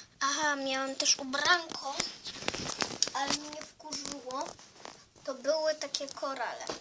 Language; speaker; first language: Polish; early bilingual, heritage; Polish